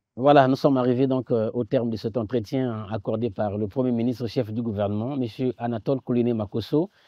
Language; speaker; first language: French; native; French